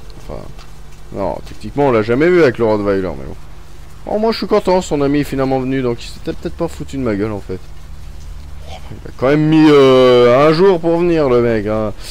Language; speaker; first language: French; native; French